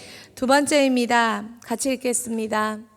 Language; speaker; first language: Korean; native; Korean